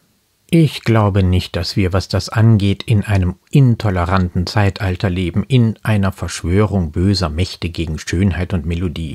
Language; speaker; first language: German; native; German